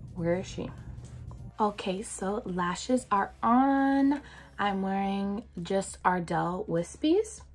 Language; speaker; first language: English; native; English